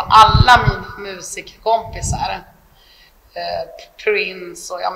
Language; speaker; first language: Swedish; native; Swedish